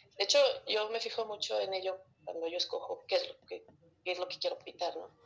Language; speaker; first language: Spanish; early bilingual, other home language; Russian